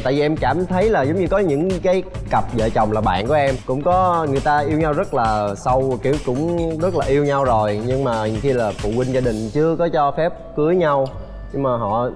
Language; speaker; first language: Vietnamese; native; Vietnamese